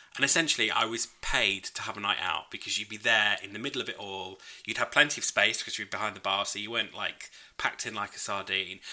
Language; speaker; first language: English; native; English